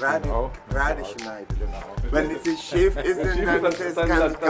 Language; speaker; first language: German; non-native, learner; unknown